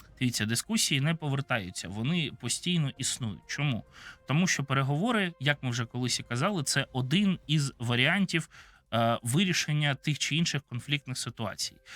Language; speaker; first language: Ukrainian; non-native, local second language; Russian